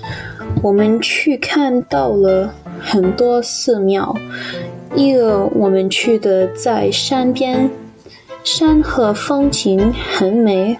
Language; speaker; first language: Chinese; non-native, learner; English